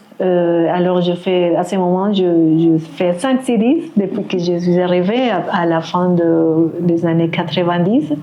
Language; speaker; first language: French; non-native, fluent; Spanish